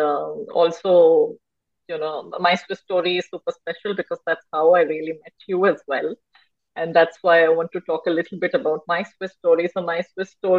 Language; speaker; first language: English; non-native, local second language; Hindi